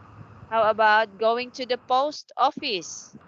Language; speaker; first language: English; non-native, fluent; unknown